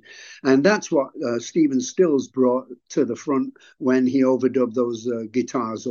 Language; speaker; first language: English; native; English